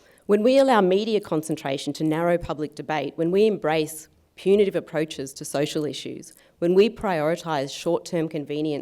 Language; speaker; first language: English; native; English